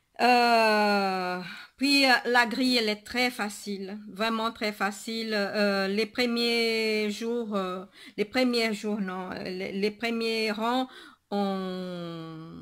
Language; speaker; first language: French; non-native, fluent; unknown